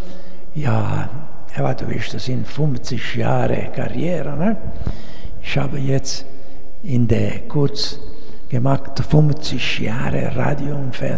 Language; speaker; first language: German; non-native, fluent; Italian